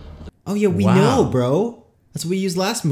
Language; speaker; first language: English; native; English